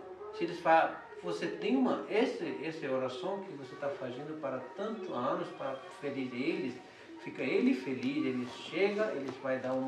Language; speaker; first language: Portuguese; non-native, learner; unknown